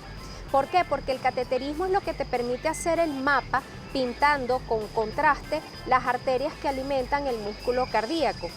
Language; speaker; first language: Spanish; native; Spanish